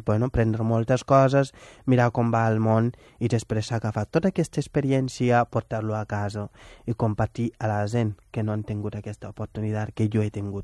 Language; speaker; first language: Catalan; non-native, fluent; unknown